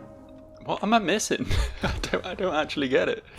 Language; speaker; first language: English; native; English